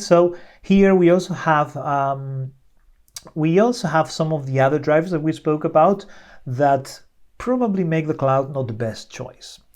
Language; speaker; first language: English; non-native, fluent; Spanish